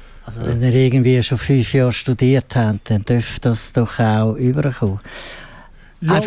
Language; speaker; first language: German; native; German